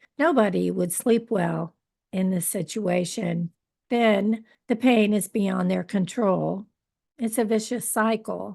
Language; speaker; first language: English; native; English